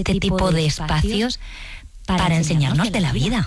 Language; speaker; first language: Spanish; native; Spanish